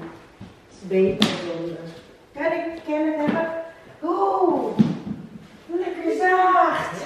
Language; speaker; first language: Dutch; non-native, learner; Filipino